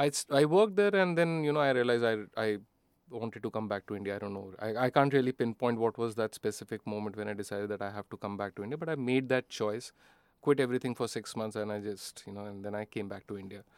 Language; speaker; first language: English; non-native, local second language; Hindi